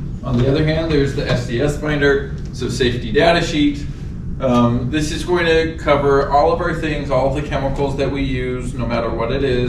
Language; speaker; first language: English; native; English